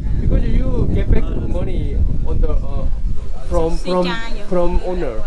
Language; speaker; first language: English; non-native, learner; Korean